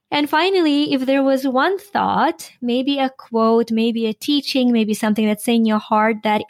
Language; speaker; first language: English; non-native, fluent; Ukrainian